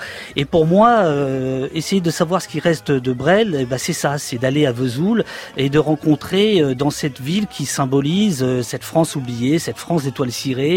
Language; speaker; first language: French; native; French